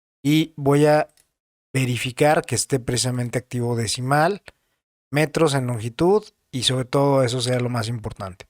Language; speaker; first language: Spanish; native; Spanish